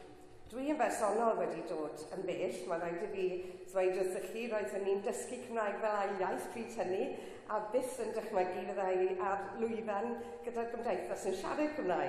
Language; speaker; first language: Welsh; non-native, local second language; English